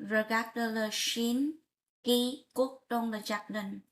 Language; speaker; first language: French; non-native, learner; Vietnamese